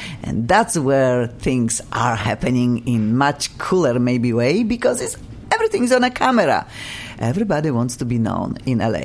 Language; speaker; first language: English; non-native, fluent; Polish